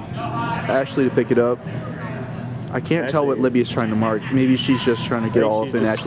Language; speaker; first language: English; native; English